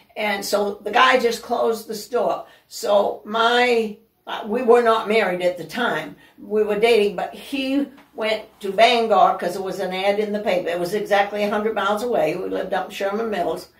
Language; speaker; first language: English; native; English